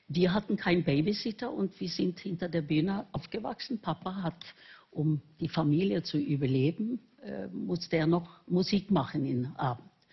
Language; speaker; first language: German; non-native, fluent; Norwegian